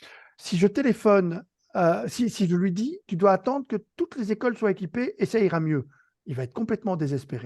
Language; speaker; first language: French; native; French